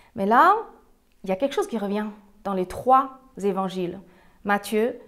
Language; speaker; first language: French; early bilingual, other home language; Chinese